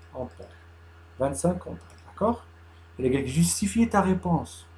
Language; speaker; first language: French; non-native, local second language; Arabic